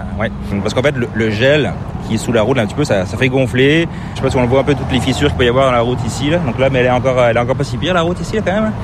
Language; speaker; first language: French; native; French